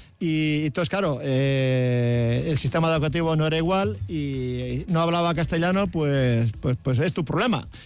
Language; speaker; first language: Spanish; non-native, local second language; Basque